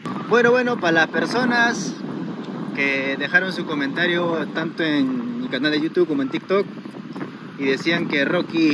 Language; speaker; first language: Spanish; native; Spanish